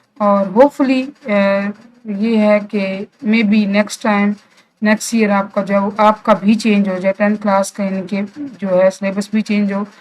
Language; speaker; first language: Urdu; non-native, local second language; Punjabi